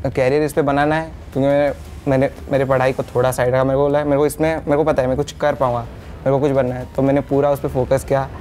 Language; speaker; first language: Hindi; non-native, local second language; Odia